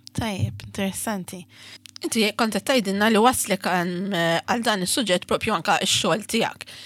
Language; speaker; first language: Maltese; native; Maltese